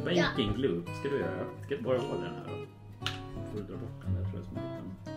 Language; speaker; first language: Swedish; native; Swedish